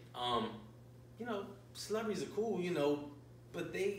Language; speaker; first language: English; native; English